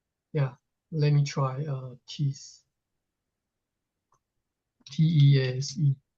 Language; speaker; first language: English; non-native, fluent; Chinese